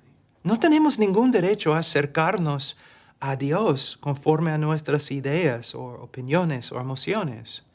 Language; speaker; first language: Spanish; non-native, fluent; English